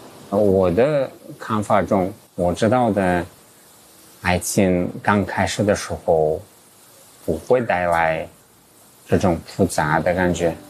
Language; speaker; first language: Chinese; non-native, fluent; English